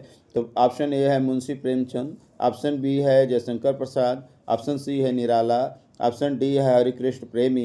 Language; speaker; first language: Hindi; native; Hindi